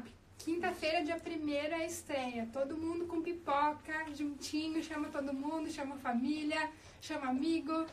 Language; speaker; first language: Portuguese; native; Portuguese